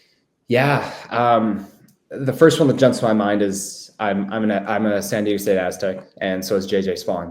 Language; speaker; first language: English; native; English